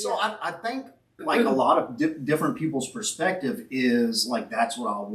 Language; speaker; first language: English; native; English